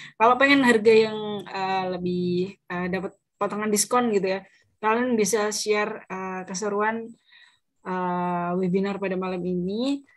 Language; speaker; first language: Indonesian; native; Indonesian